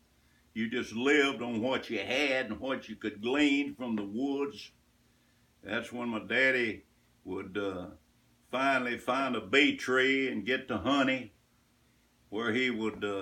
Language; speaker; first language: English; native; English